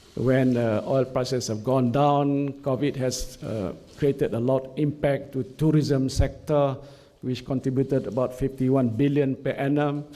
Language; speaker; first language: English; non-native, local second language; Malay